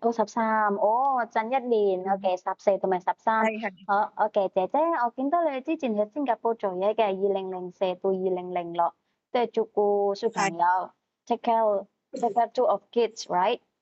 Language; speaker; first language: Cantonese; native; Cantonese